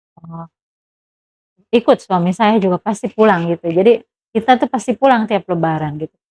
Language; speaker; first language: Indonesian; non-native, local second language; Sundanese